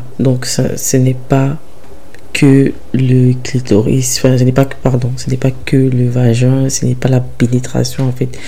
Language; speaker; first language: French; early bilingual, other home language; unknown